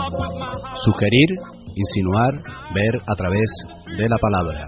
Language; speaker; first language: Spanish; native; Spanish